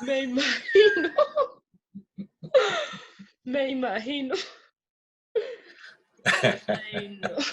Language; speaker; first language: Spanish; native; Spanish